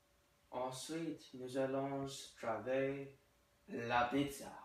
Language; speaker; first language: French; non-native, learner; English